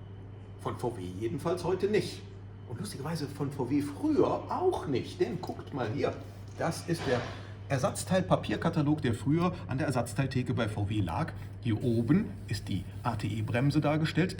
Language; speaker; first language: German; native; German